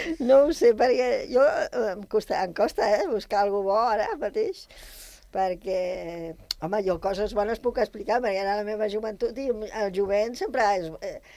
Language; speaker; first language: Catalan; native; Catalan